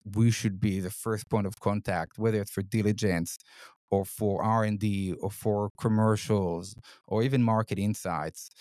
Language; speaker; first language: English; non-native, fluent; Hebrew